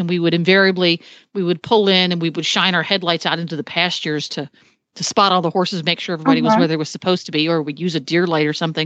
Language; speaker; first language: English; native; English